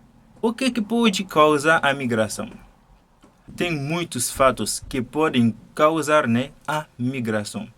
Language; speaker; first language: Portuguese; non-native, fluent; Haitian Creole